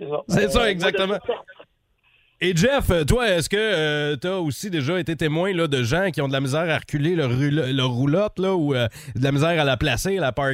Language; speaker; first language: French; native; French